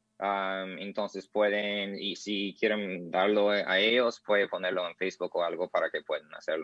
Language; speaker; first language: Spanish; non-native, learner; English